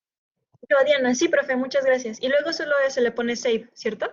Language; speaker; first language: Spanish; native; Spanish